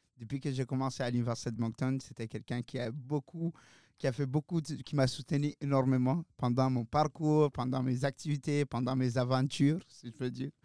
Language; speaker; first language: French; non-native, local second language; Arabic